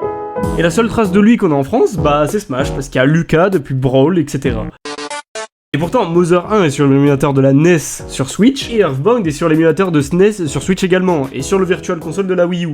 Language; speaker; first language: French; native; French